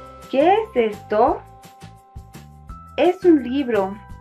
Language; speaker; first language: Spanish; native; Spanish